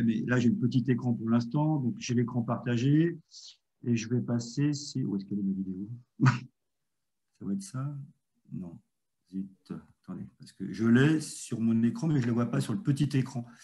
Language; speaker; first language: French; native; French